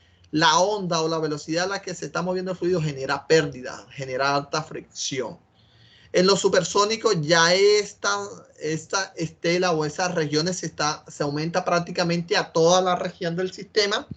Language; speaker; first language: Spanish; native; Spanish